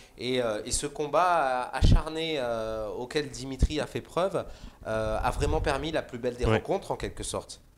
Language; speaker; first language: French; native; French